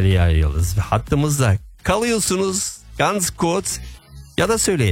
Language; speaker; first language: Turkish; early bilingual, heritage; Turkish